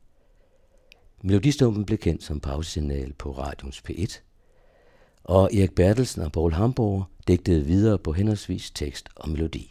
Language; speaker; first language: Danish; native; Danish